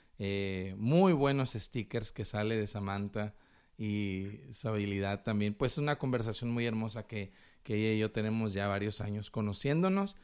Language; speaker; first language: Spanish; native; Spanish